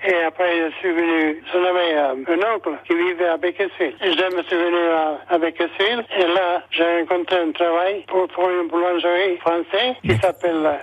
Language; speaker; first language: French; non-native, local second language; Basque